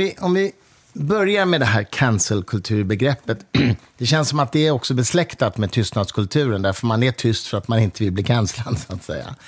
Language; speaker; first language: Swedish; native; Swedish